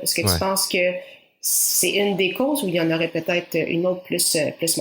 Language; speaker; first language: French; native; French